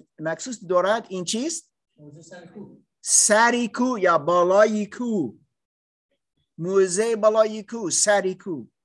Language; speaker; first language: Persian; non-native, learner; English